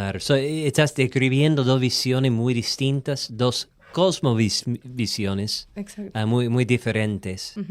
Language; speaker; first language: Spanish; non-native, fluent; English